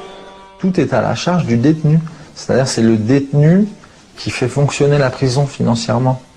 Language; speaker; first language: French; native; French